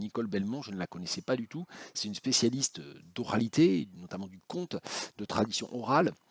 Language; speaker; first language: French; native; French